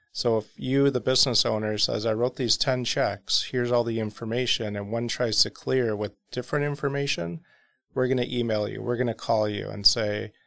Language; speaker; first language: English; native; English